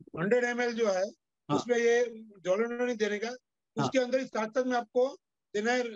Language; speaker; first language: Hindi; non-native, local second language; Gujarati